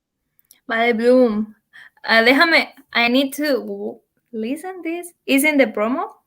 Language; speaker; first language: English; non-native, learner; Spanish